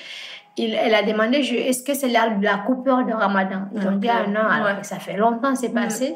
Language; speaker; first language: French; non-native, fluent; Fula